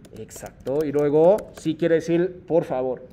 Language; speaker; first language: Spanish; non-native, fluent; Japanese